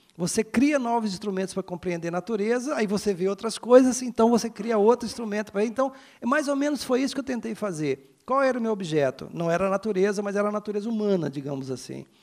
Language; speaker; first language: Portuguese; native; Portuguese